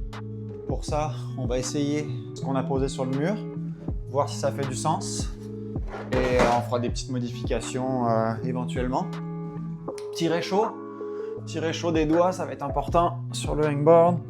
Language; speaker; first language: French; native; French